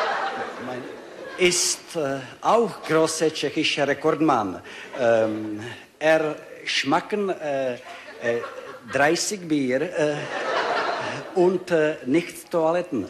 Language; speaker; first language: German; non-native, learner; Czech